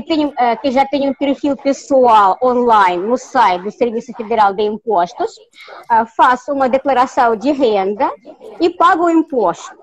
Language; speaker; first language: Portuguese; non-native, fluent; Russian